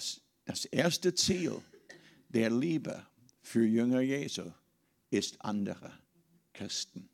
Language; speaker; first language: German; non-native, fluent; English